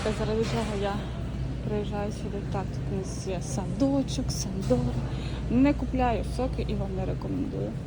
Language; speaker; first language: Ukrainian; native; Ukrainian